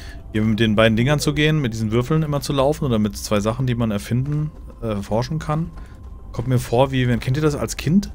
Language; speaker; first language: German; native; German